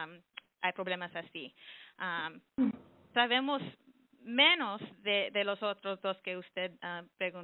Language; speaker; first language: Spanish; early bilingual, heritage; Spanish